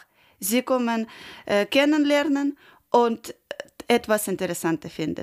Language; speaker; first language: German; non-native, learner; Ukrainian